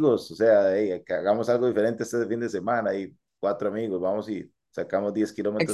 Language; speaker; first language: Spanish; native; Spanish